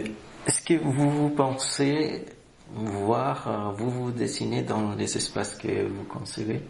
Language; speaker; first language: French; non-native, fluent; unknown